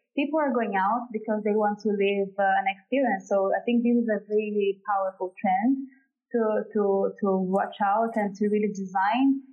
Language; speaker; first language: English; non-native, fluent; Portuguese